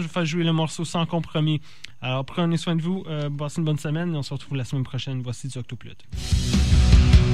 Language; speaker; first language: French; native; French